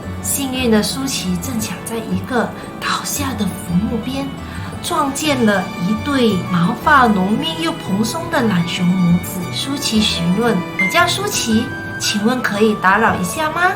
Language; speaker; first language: Chinese; native; Chinese